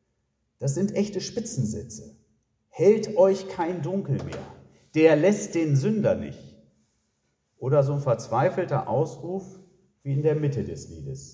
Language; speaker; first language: German; native; German